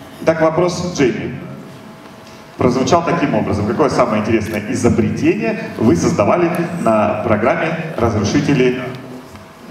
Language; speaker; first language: Russian; native; Russian